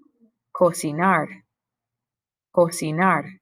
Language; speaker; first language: Spanish; non-native, fluent; English